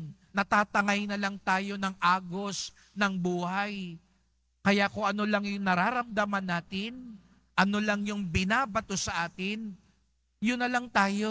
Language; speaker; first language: Filipino; native; Filipino